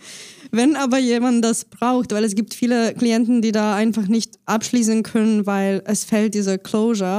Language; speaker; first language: German; non-native, fluent; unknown